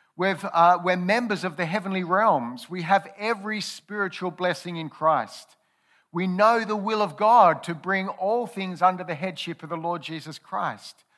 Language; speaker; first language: English; native; English